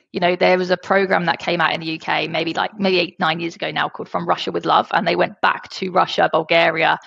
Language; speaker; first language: English; native; English